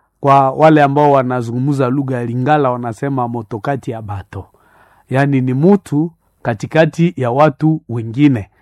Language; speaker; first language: Swahili; non-native, local second language; Nande